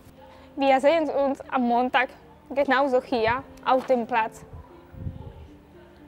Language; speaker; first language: German; non-native, fluent; Polish